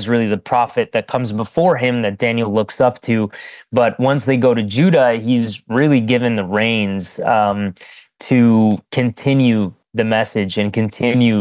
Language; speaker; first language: English; non-native, fluent; Arabic